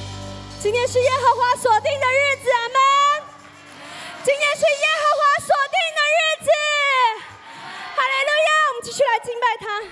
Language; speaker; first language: Chinese; native; Chinese